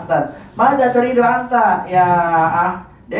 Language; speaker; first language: Arabic; non-native, fluent; Indonesian